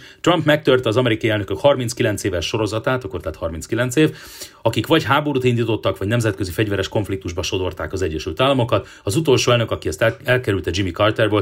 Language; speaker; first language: Hungarian; native; Hungarian